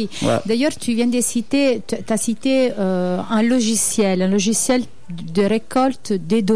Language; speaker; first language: French; native; French